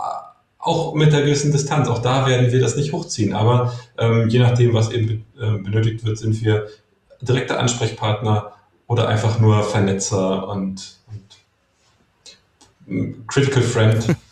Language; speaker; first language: German; native; German